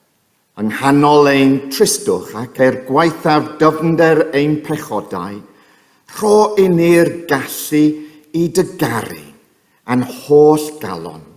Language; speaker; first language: Welsh; non-native, fluent; English